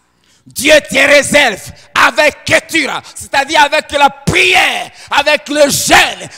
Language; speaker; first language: French; non-native, local second language; Lingala